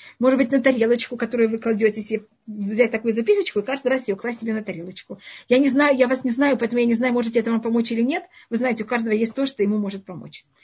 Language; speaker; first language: Russian; early bilingual, heritage; Russian